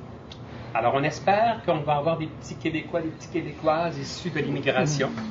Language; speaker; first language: French; native; French